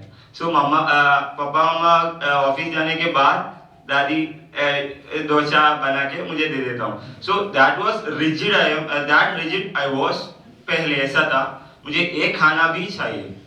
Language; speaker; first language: Hindi; non-native, local second language; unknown